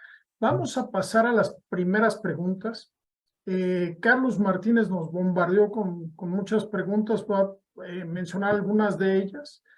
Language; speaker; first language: Spanish; native; Spanish